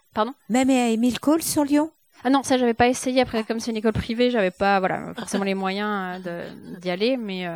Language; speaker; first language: French; native; French